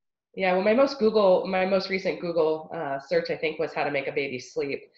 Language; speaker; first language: English; native; English